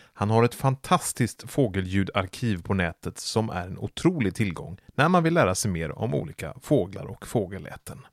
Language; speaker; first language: Swedish; native; Swedish